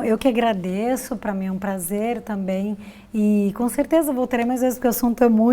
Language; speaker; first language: Portuguese; native; Portuguese